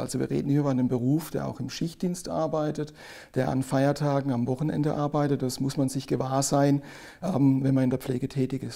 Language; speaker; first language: German; native; German